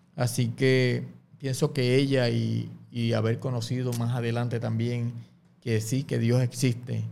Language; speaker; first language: Spanish; native; Spanish